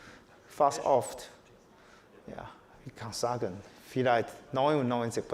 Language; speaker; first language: German; non-native, learner; Chinese